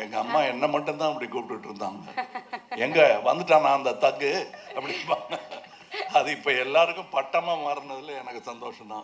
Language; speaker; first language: Tamil; native; Tamil